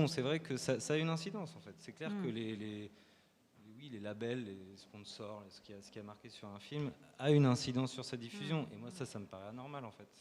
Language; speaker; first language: French; native; French